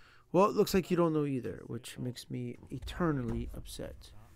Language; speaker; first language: English; native; English